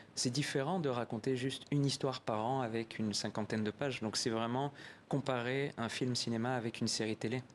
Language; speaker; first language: French; native; French